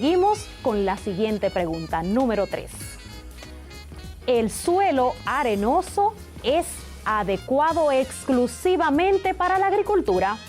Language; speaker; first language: Spanish; native; Spanish